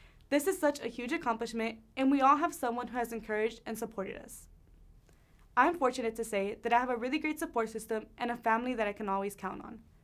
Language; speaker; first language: English; early bilingual, other home language; Spanish